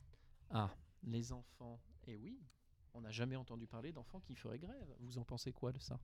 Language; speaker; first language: French; native; French